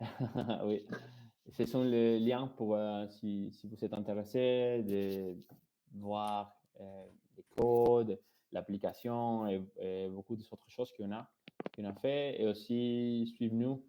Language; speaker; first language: French; non-native, fluent; Spanish